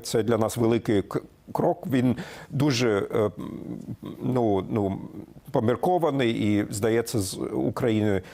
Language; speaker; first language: Ukrainian; non-native, fluent; German